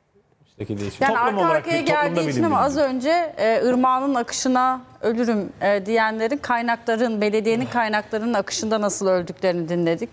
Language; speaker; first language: Turkish; native; Turkish